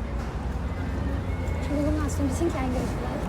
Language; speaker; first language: German; native; German